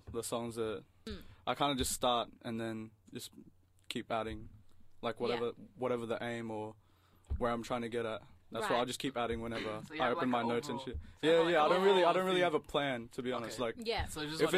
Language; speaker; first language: English; non-native, local second language; Filipino